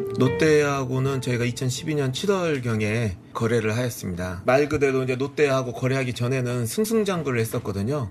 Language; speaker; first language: Korean; native; Korean